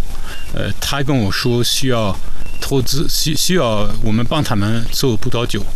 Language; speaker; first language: Chinese; non-native, fluent; French